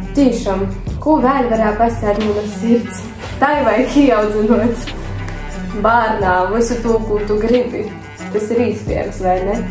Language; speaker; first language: Latvian; native; Latvian